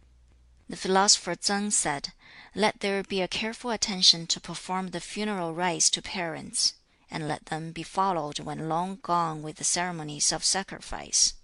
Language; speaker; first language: English; non-native, fluent; Chinese